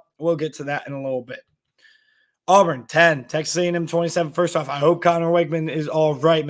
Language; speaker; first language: English; native; English